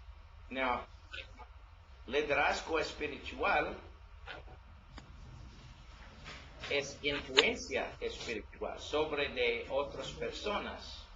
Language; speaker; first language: Spanish; non-native, learner; English